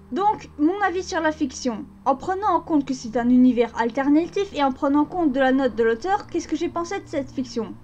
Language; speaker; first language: French; native; French